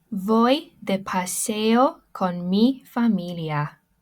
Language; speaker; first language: Spanish; non-native, fluent; English